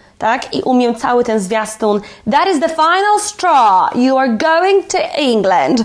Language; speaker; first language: English; non-native, fluent; Polish